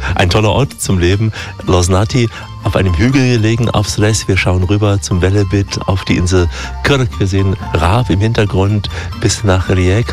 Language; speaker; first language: German; native; German